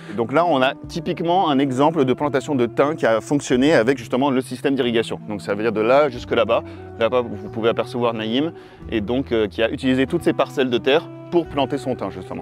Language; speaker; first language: French; native; French